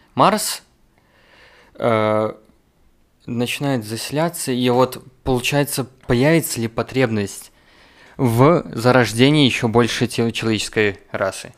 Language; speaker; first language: Russian; native; Russian